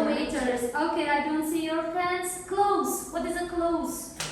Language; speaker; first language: English; non-native, fluent; Uzbek